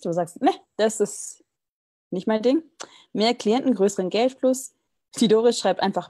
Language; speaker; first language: German; native; German